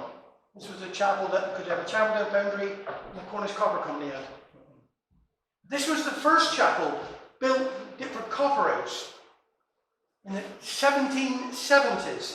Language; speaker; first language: English; native; English